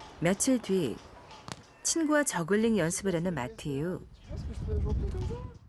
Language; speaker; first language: Korean; native; Korean